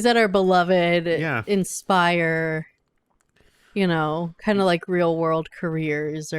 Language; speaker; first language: English; native; English